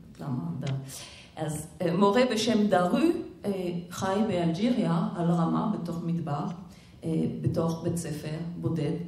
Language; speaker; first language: Hebrew; non-native, fluent; French